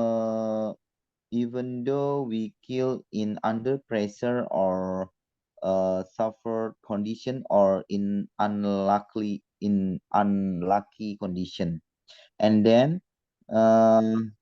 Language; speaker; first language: English; non-native, learner; Indonesian